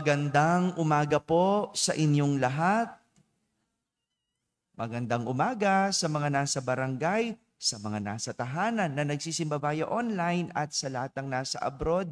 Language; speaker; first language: Filipino; native; Filipino